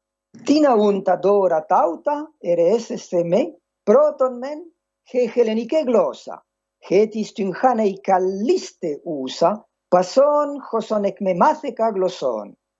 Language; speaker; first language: Greek; non-native, fluent; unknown